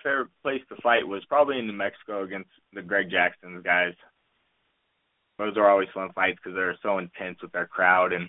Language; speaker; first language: English; native; English